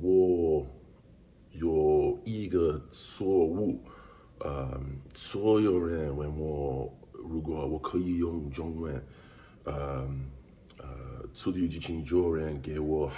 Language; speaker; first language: Chinese; non-native, learner; English